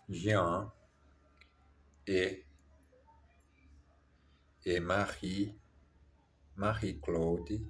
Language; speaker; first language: French; non-native, learner; Portuguese